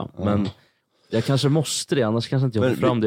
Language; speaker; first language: Swedish; native; Swedish